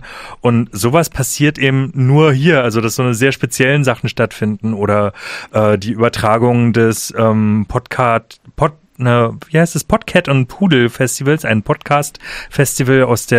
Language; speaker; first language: German; native; German